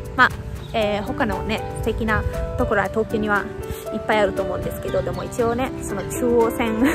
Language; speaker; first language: Japanese; non-native, fluent; Italian